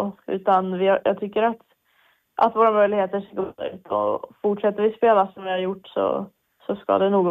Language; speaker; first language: Swedish; native; Swedish